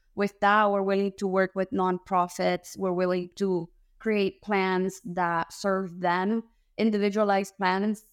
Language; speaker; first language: English; early bilingual, other home language; Spanish